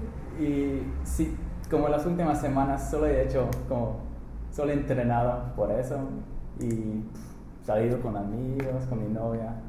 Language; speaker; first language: Spanish; non-native, fluent; English